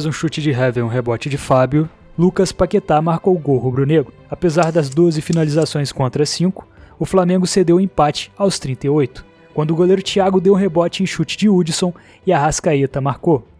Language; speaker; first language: Portuguese; native; Portuguese